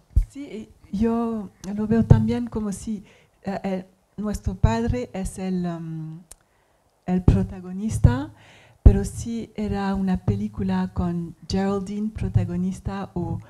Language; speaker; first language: Spanish; non-native, learner; English